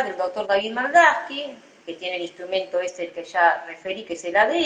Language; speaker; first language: Spanish; native; Spanish